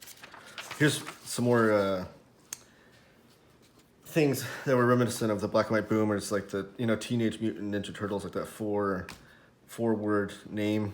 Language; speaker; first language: English; native; English